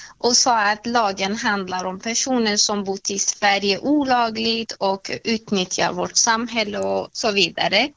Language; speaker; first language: Swedish; non-native, fluent; Persian